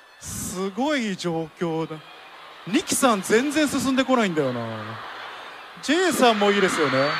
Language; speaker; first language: Japanese; native; Japanese